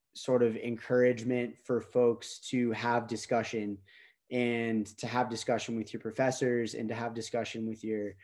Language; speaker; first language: English; native; English